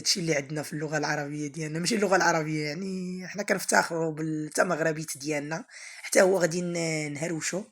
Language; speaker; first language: Arabic; native; Arabic